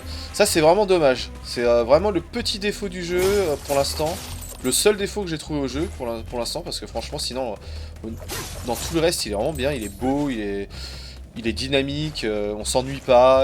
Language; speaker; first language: French; native; French